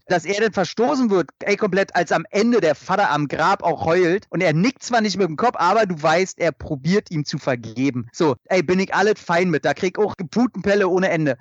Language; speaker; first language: German; native; German